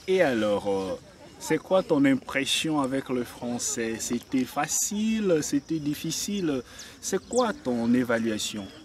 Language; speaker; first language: French; non-native, fluent; Portuguese